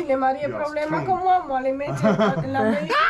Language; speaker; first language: French; non-native, learner; Spanish